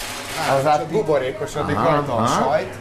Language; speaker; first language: Hungarian; native; Hungarian